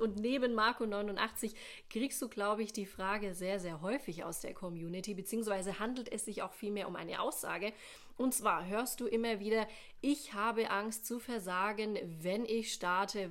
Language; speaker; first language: German; native; German